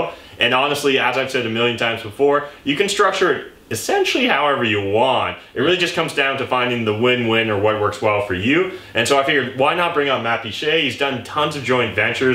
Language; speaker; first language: English; native; English